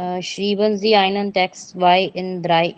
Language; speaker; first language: German; non-native, learner; Hindi